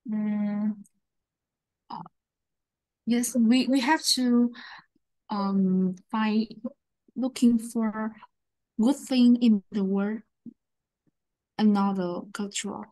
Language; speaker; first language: English; non-native, learner; Vietnamese